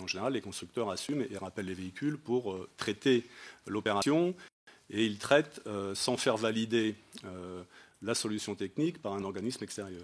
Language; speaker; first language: French; native; French